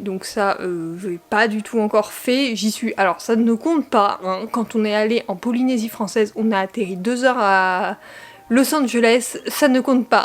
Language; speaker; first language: French; native; French